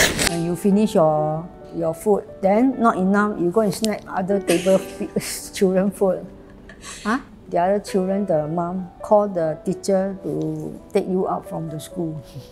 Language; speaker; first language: English; non-native, local second language; Chinese